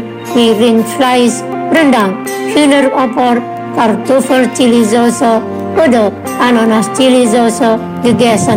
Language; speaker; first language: German; non-native, learner; Indonesian